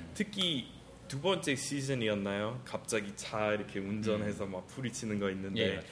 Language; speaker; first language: Korean; non-native, fluent; English